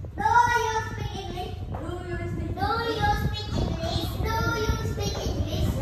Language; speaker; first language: English; non-native, learner; Khmer